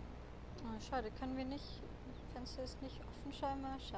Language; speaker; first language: German; native; German